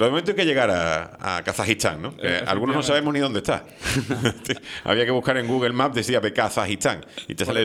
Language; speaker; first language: Spanish; native; Spanish